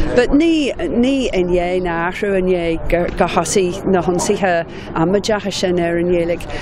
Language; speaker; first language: Irish; non-native, local second language; English